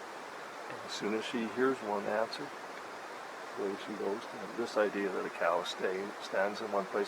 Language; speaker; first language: English; native; English